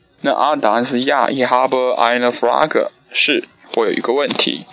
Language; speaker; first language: German; non-native, learner; Chinese